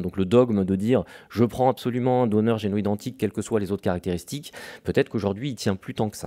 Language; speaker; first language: French; native; French